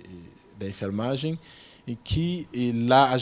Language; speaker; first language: Portuguese; non-native, fluent; Haitian Creole